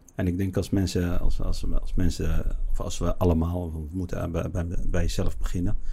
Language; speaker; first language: Dutch; early bilingual, other home language; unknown